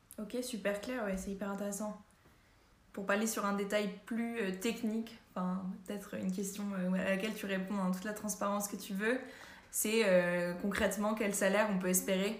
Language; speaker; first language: French; native; French